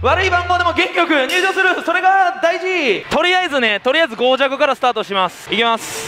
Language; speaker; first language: Japanese; native; Japanese